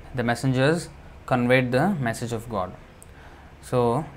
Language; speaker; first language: English; non-native, local second language; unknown